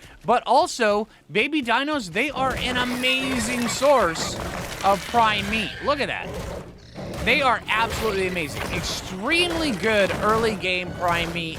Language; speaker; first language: English; native; English